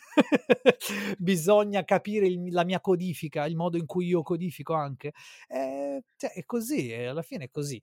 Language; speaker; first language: Italian; native; Italian